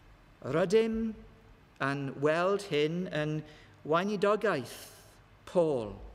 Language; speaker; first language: Welsh; non-native, learner; English